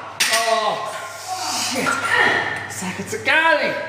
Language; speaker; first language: Indonesian; non-native, fluent; English